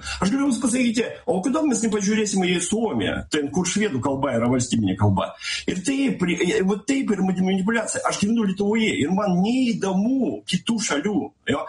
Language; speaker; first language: Lithuanian; non-native, local second language; Russian